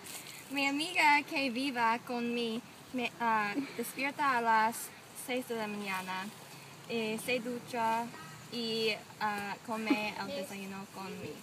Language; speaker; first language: Spanish; non-native, learner; English